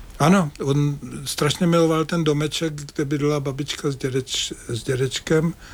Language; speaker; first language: Czech; native; Czech